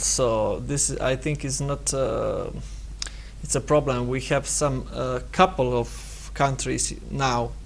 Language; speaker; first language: English; non-native, learner; Serbian